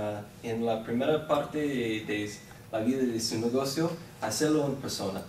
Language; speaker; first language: Spanish; non-native, fluent; English